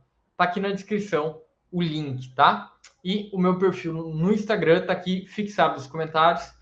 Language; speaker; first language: Portuguese; native; Portuguese